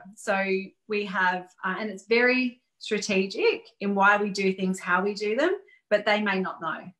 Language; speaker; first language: English; native; English